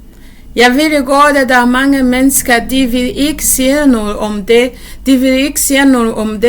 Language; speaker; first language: Danish; non-native, learner; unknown